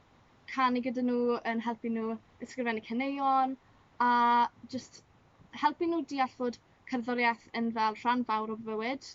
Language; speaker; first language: Welsh; non-native, local second language; English